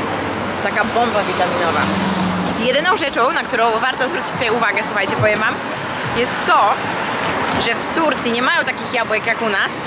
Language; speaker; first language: Polish; native; Polish